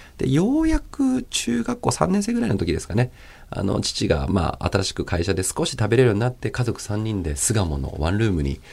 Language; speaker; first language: Japanese; early bilingual, other home language; Chinese